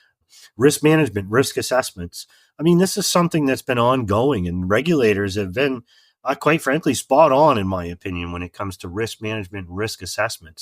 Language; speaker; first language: English; native; English